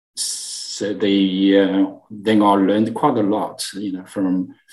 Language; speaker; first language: English; non-native, learner; Chinese